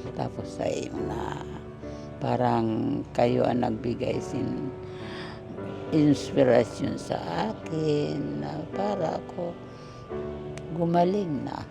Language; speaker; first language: Filipino; non-native, local second language; Cebuano